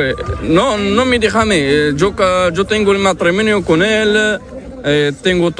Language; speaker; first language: Spanish; non-native, learner; Arabic